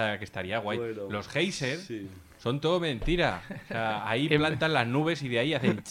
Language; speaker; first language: Spanish; native; Spanish